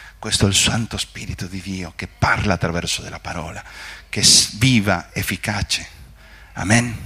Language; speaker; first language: Italian; non-native, fluent; Spanish